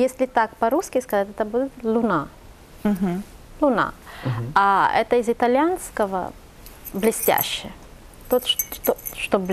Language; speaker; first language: Russian; non-native, fluent; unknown